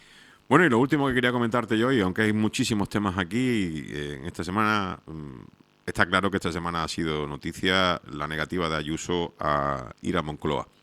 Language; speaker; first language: Spanish; native; Spanish